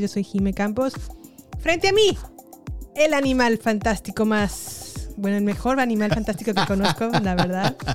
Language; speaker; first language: Spanish; native; Spanish